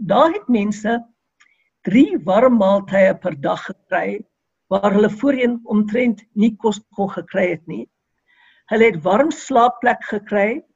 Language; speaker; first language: Afrikaans; non-native, local second language; English